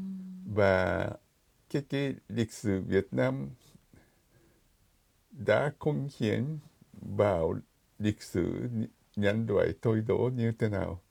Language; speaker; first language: Vietnamese; non-native, fluent; Japanese